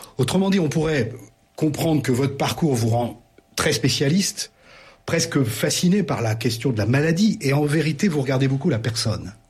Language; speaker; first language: French; native; French